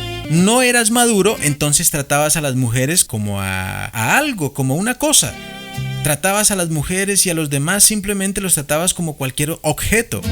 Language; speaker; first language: Spanish; native; Spanish